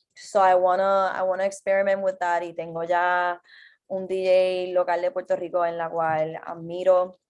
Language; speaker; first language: Spanish; native; Spanish